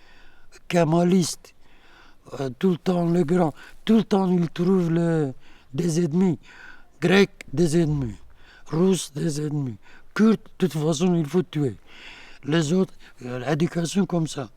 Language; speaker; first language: French; non-native, learner; Kurdish